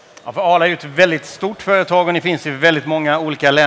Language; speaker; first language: Swedish; native; Swedish